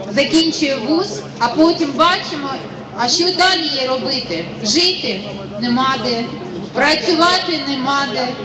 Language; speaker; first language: Ukrainian; non-native, local second language; Russian